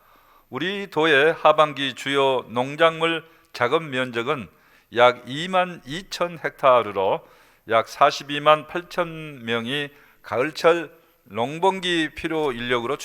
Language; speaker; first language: Korean; native; Korean